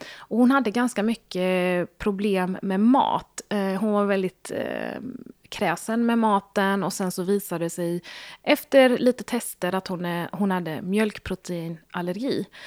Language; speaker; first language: Swedish; early bilingual, other home language; Gujarati